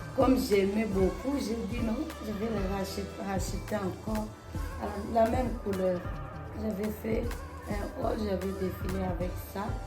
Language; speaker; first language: French; non-native, local second language; Lingala